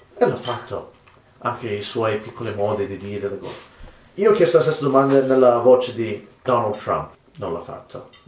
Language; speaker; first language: Italian; non-native, fluent; English